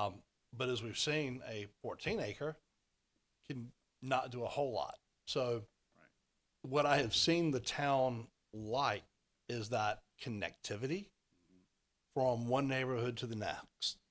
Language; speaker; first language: English; native; English